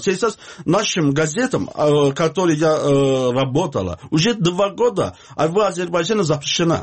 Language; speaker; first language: Russian; non-native, learner; Azerbaijani